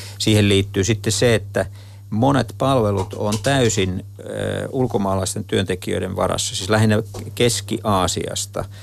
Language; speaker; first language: Finnish; native; Finnish